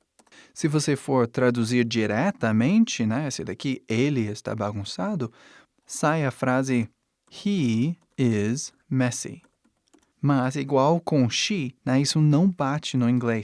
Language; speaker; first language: Portuguese; non-native, fluent; English